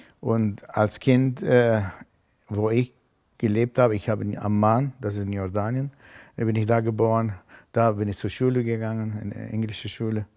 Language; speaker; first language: German; non-native, fluent; Armenian